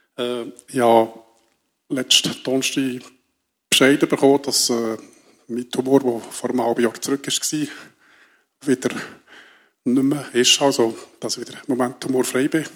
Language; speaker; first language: German; native; German